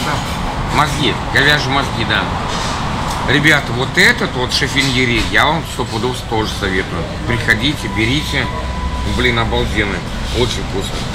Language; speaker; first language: Russian; native; Russian